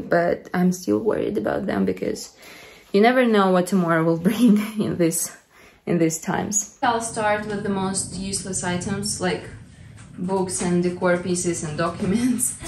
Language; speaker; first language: English; non-native, fluent; Russian